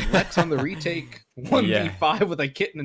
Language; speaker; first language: English; native; English